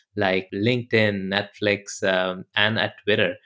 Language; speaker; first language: English; non-native, local second language; Hindi